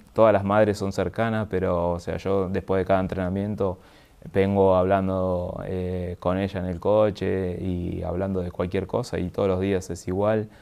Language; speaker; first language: Spanish; native; Spanish